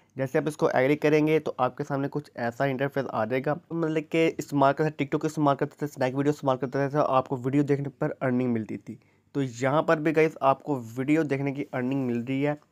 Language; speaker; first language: Urdu; native; Urdu